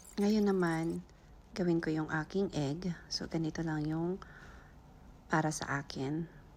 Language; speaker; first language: Filipino; native; Filipino